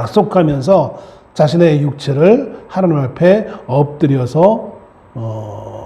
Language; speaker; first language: Korean; native; Korean